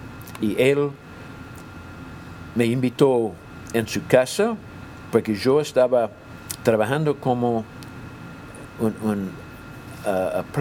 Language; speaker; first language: Spanish; non-native, fluent; English